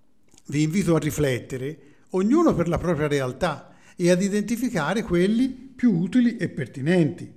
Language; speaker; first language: Italian; native; Italian